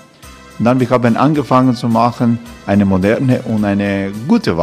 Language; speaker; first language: German; non-native, learner; Croatian